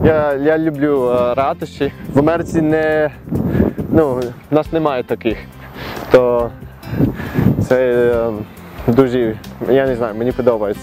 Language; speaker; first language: Ukrainian; early bilingual, heritage; Ukrainian